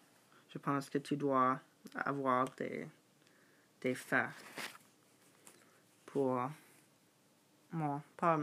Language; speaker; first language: French; non-native, learner; English